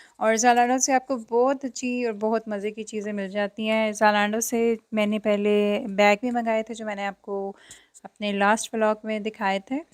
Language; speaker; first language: Urdu; native; Urdu